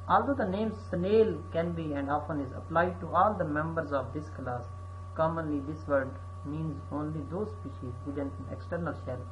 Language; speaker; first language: English; non-native, local second language; Urdu